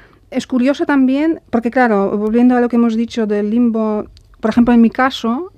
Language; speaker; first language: Spanish; non-native, fluent; Polish